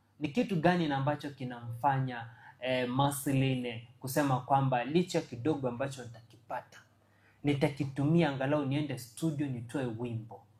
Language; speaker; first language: Swahili; non-native, local second language; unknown